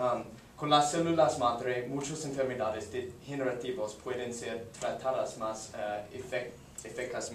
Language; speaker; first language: Spanish; non-native, learner; English